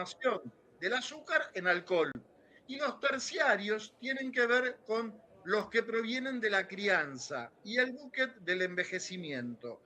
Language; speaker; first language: Spanish; native; Spanish